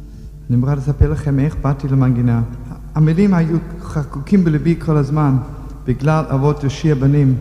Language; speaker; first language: Hebrew; non-native, fluent; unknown